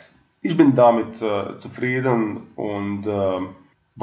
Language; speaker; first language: German; non-native, fluent; Croatian